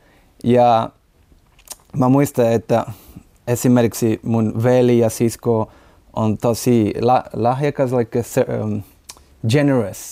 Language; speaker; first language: Finnish; non-native, learner; Portuguese